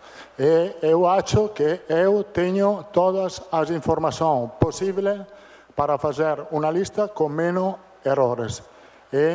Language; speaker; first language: Portuguese; non-native, fluent; Italian